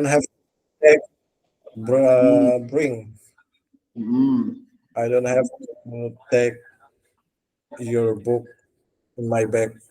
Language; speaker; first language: English; non-native, learner; Indonesian